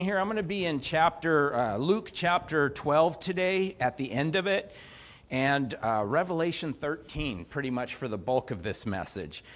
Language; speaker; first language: English; native; English